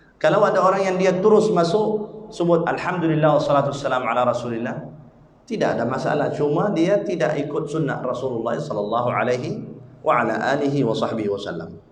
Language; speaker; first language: Malay; non-native, fluent; Arabic